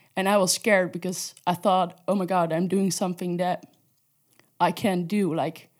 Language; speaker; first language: English; non-native, fluent; Dutch